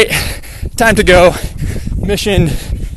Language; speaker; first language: English; native; English